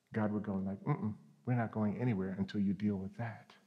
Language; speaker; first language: English; native; English